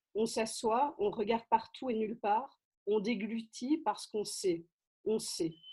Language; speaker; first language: French; native; French